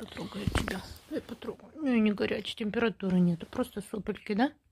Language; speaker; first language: Russian; native; Russian